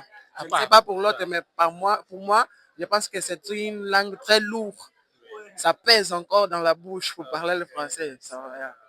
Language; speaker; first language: French; non-native, learner; Portuguese